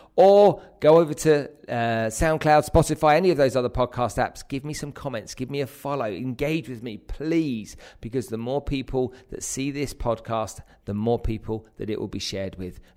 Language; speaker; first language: English; native; English